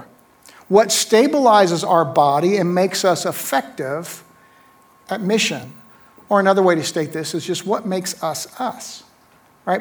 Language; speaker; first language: English; native; English